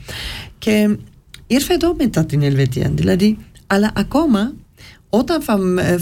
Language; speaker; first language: Greek; early bilingual, heritage; Greek